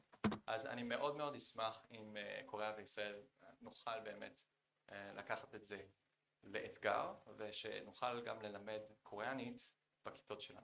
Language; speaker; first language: Hebrew; non-native, fluent; Korean